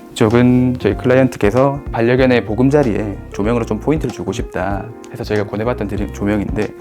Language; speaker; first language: Korean; native; Korean